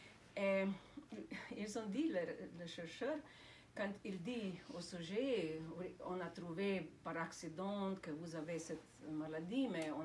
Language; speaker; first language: French; non-native, fluent; Slovenian